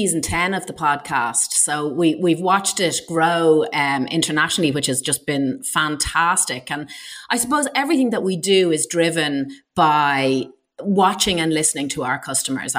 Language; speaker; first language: English; native; English